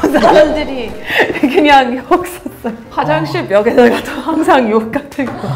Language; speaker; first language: Korean; non-native, fluent; English